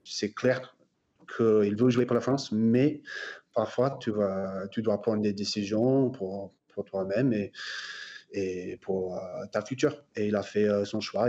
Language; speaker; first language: French; non-native, fluent; English